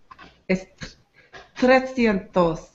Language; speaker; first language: Spanish; non-native, learner; English